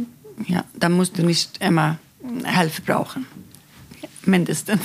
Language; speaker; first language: German; non-native, learner; Persian